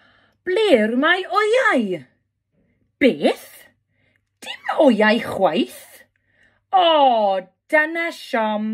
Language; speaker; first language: Welsh; non-native, local second language; English